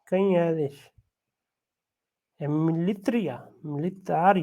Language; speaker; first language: Portuguese; non-native, learner; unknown